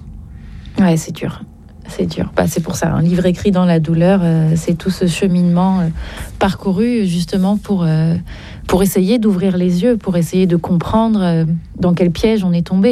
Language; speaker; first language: French; native; French